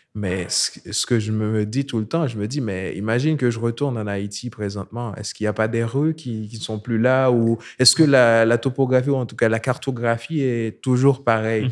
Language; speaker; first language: French; non-native, local second language; Haitian Creole